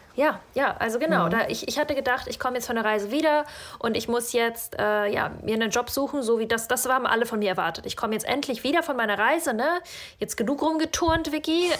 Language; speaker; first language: German; early bilingual, other home language; Russian